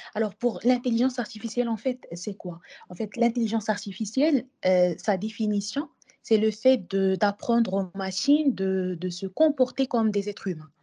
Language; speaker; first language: French; non-native, local second language; Arabic